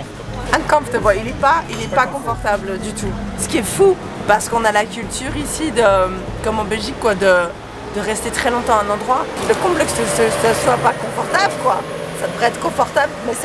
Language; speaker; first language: French; native; French